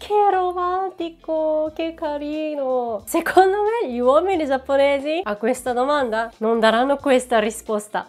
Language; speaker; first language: Italian; non-native, fluent; Japanese